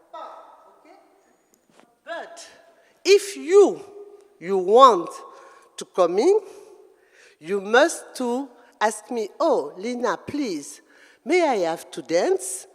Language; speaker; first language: English; non-native, learner; French